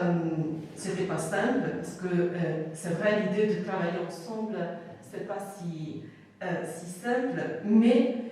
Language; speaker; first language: French; non-native, fluent; Italian